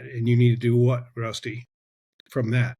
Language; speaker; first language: English; native; English